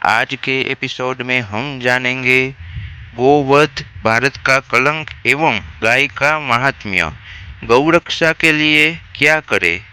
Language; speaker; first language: Hindi; non-native, local second language; Gujarati